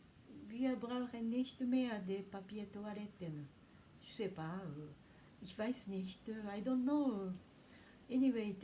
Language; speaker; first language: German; non-native, learner; Japanese